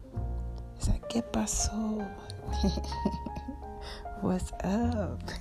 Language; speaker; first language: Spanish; non-native, learner; English